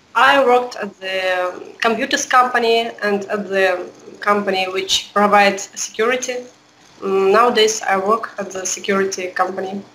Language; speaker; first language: English; non-native, learner; Russian